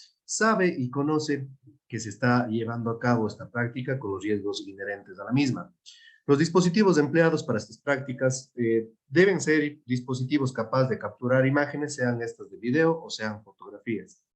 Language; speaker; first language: Spanish; native; Spanish